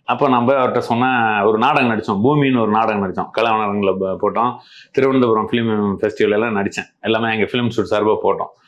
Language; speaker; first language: Tamil; non-native, local second language; Malayalam